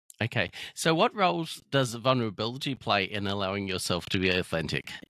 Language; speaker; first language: English; native; English